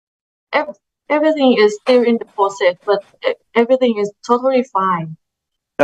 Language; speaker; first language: English; non-native, learner; Thai